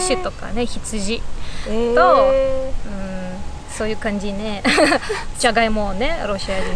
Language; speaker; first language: Japanese; non-native, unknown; Bashkir